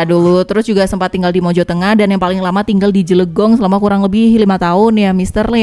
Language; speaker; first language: Indonesian; native; Indonesian